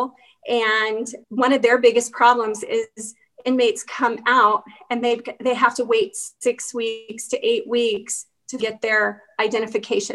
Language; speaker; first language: English; native; English